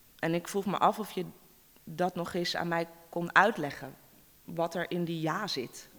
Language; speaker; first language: Dutch; native; Dutch